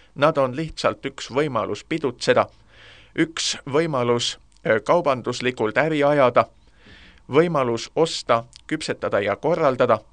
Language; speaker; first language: Estonian; native; Estonian